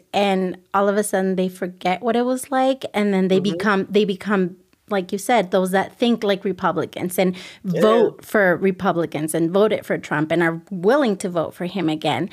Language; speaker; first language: English; early bilingual, other home language; Spanish